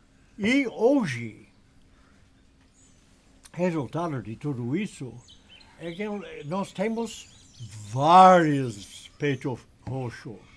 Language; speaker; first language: Portuguese; non-native, learner; English